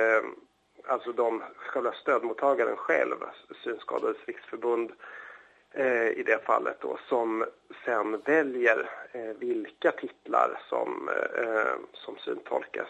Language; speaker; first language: Swedish; native; Swedish